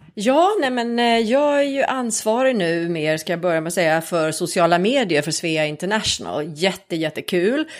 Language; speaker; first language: Swedish; native; Swedish